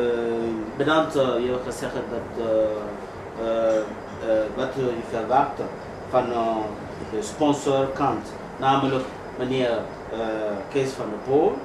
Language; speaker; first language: Dutch; non-native, learner; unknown